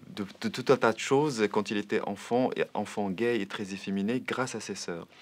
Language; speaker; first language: French; non-native, local second language; Arabic